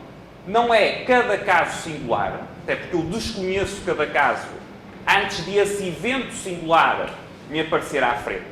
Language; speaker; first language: Portuguese; native; Portuguese